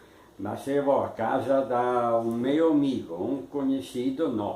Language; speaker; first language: Portuguese; non-native, fluent; Italian